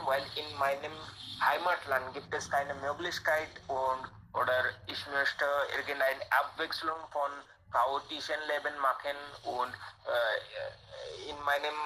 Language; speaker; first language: German; non-native, learner; Hindi